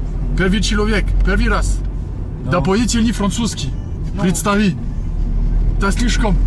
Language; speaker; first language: Russian; non-native, learner; French